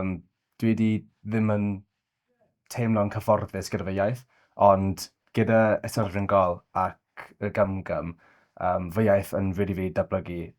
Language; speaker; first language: Welsh; non-native, local second language; English